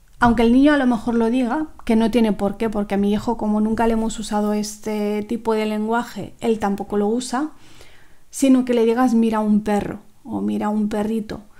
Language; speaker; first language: Spanish; native; Spanish